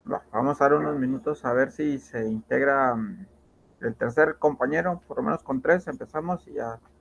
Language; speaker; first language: Spanish; native; Spanish